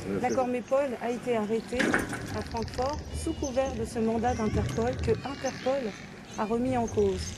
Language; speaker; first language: French; native; French